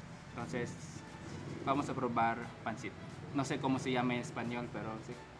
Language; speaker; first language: Spanish; non-native, learner; Filipino